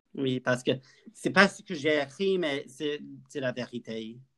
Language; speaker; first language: French; non-native, learner; English